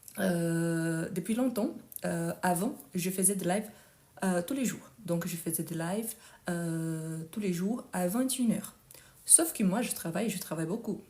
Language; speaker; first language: French; non-native, fluent; Portuguese